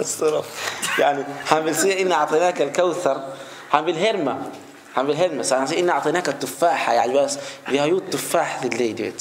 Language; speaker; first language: Swedish; non-native, fluent; Arabic